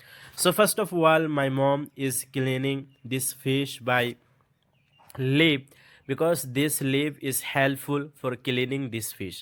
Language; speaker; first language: English; non-native, learner; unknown